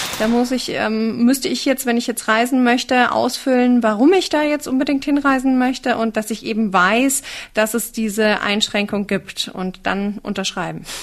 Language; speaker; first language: German; native; German